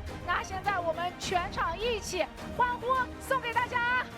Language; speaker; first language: Chinese; native; Chinese